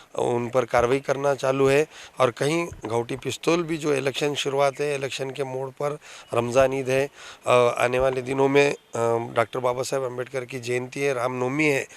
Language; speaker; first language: Hindi; non-native, local second language; Urdu